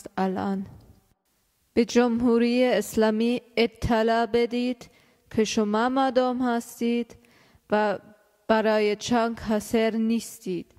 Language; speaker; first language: Persian; early bilingual, heritage; German